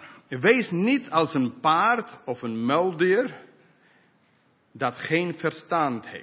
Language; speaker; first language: Dutch; non-native, fluent; English